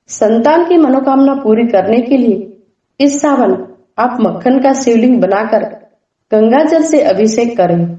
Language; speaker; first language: Hindi; non-native, local second language; Gujarati